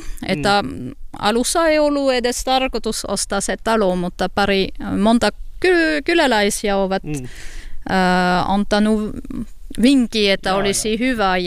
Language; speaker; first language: Finnish; non-native, learner; French